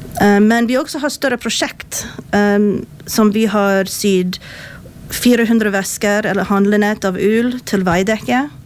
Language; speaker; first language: Norwegian; non-native, fluent; English